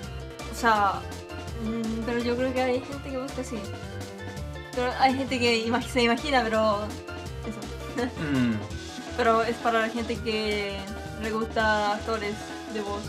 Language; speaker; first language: Spanish; non-native, fluent; Japanese